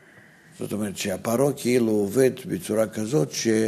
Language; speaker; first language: Hebrew; non-native, fluent; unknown